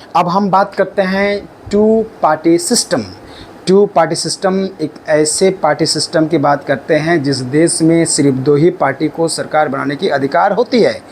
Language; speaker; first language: Hindi; native; Hindi